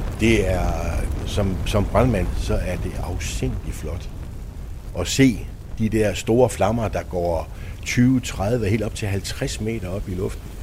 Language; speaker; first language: Danish; native; Danish